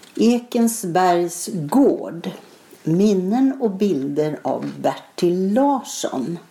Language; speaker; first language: Swedish; native; Swedish